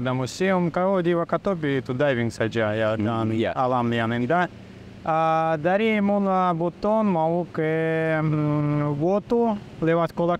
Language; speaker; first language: Indonesian; non-native, learner; Russian